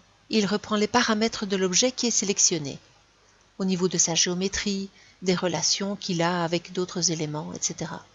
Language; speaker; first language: French; native; French